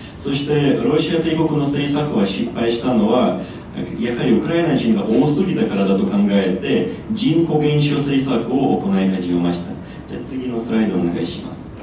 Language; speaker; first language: Japanese; non-native, fluent; Ukrainian